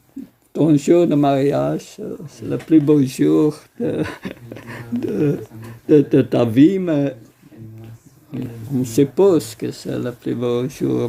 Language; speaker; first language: French; non-native, fluent; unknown